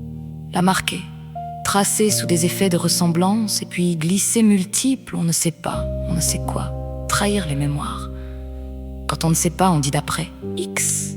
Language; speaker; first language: French; native; French